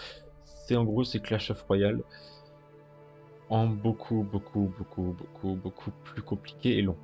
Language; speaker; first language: French; native; French